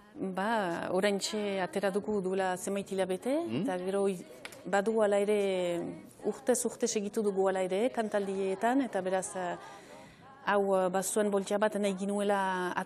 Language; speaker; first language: Basque; native; Basque